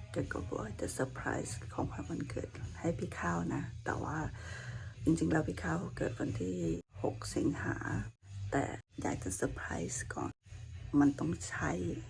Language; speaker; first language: Thai; native; Thai